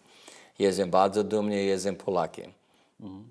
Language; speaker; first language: Polish; early bilingual, heritage; English